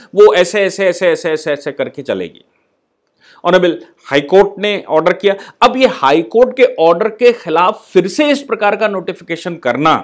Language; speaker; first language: Hindi; native; Hindi